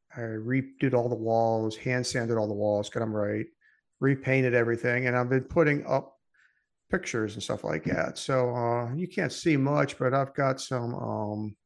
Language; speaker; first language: English; early bilingual, other home language; French